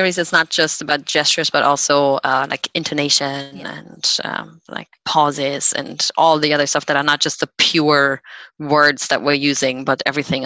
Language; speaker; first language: English; non-native, fluent; German